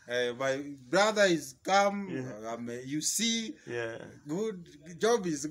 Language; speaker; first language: English; non-native, learner; Swahili